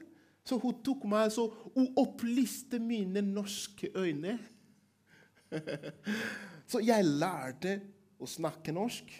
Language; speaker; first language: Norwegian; non-native, fluent; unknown